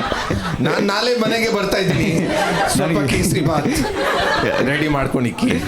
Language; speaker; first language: Kannada; non-native, local second language; Punjabi